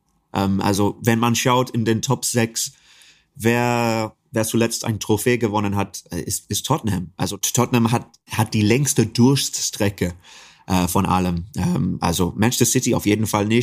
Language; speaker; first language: German; non-native, fluent; English